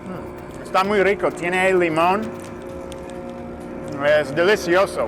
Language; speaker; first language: Spanish; non-native, fluent; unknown